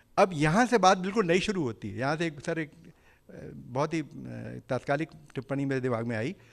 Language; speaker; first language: Hindi; native; Hindi